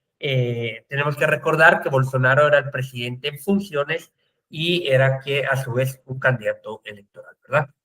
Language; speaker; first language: Spanish; native; Spanish